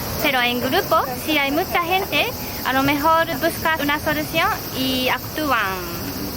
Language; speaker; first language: Spanish; non-native, fluent; Japanese